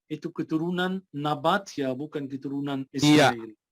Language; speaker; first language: Indonesian; non-native, fluent; Arabic